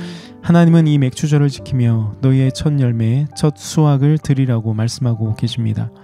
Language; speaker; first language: Korean; native; Korean